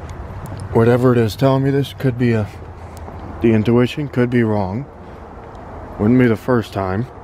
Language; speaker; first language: English; native; English